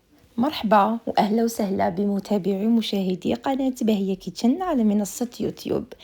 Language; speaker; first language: Arabic; native; Arabic